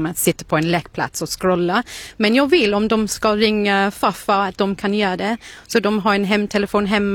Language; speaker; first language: Swedish; non-native, fluent; English